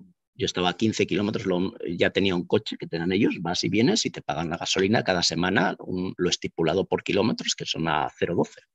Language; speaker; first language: Spanish; native; Spanish